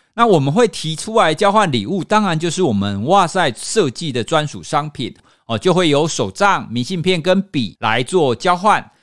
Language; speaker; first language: Chinese; native; Chinese